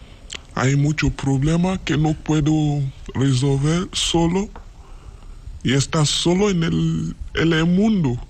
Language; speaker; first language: Spanish; non-native, learner; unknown